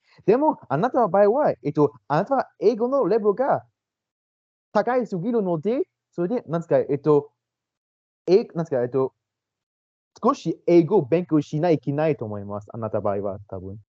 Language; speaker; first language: Japanese; non-native, learner; Luxembourgish